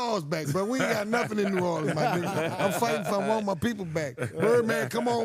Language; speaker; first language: English; native; English